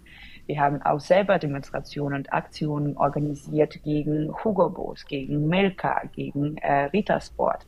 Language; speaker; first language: German; non-native, fluent; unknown